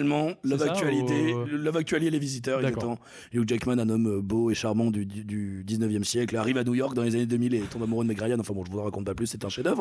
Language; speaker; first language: French; native; French